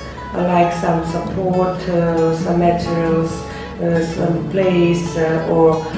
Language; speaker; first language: English; non-native, learner; Bosnian